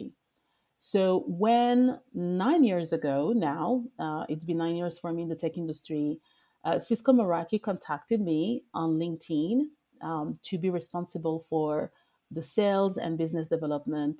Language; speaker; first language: English; non-native, fluent; French